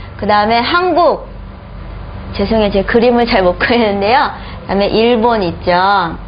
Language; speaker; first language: Korean; native; Korean